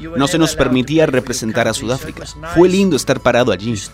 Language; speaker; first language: Spanish; non-native, fluent; Rundi